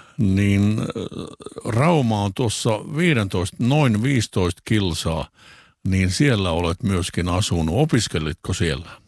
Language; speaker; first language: Finnish; native; Finnish